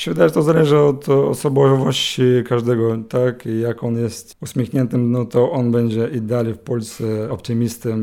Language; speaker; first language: Polish; non-native, learner; Ukrainian